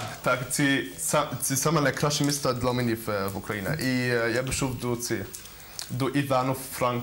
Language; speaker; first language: Ukrainian; non-native, learner; Arabic